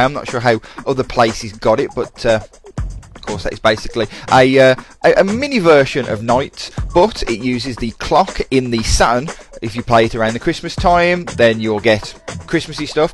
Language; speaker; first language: English; native; English